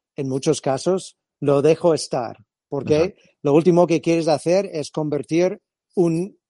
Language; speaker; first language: Spanish; non-native, fluent; English